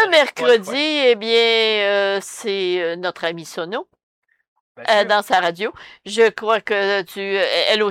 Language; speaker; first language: French; native; French